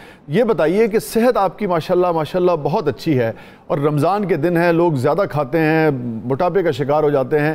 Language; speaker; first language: Urdu; native; Urdu